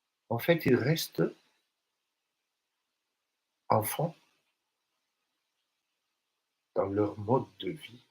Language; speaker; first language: French; non-native, local second language; Malagasy